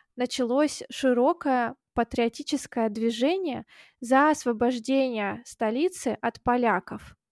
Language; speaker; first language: Russian; native; Russian